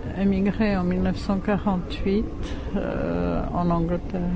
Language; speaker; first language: French; non-native, fluent; Czech